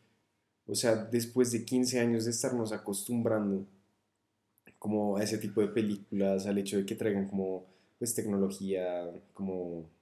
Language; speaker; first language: Spanish; native; Spanish